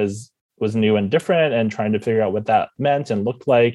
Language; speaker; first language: English; native; English